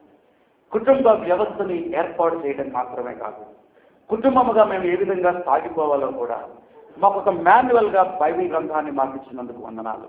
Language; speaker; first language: Telugu; native; Telugu